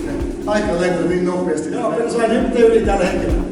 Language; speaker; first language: Finnish; non-native, learner; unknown